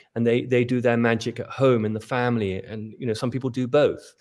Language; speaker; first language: English; native; English